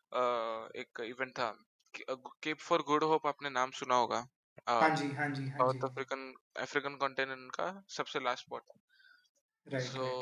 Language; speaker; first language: Hindi; non-native, local second language; Marathi